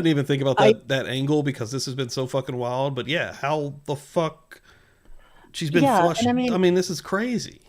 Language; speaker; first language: English; native; English